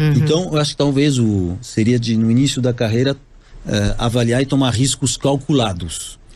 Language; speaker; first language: Portuguese; non-native, fluent; French